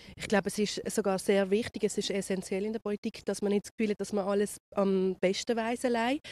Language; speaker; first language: German; native; German